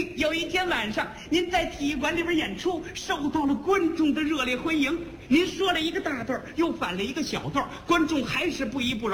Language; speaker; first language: Chinese; native; Chinese